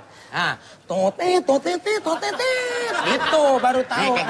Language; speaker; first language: Indonesian; native; Indonesian